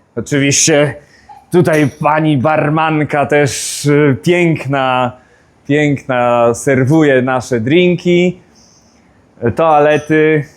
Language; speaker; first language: Polish; native; Polish